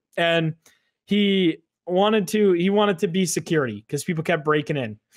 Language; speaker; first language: English; native; English